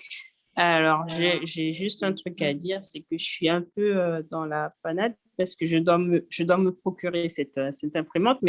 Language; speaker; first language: French; native; French